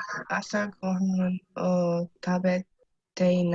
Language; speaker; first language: Japanese; non-native, learner; English